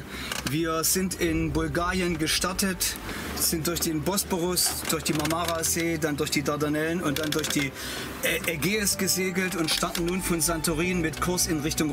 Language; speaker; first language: German; native; German